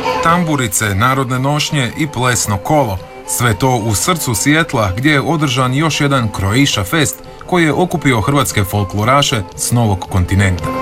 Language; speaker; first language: Serbian; native; Serbian